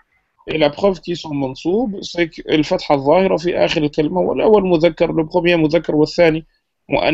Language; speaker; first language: Arabic; non-native, fluent; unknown